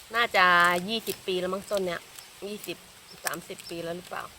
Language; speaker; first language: Thai; native; Thai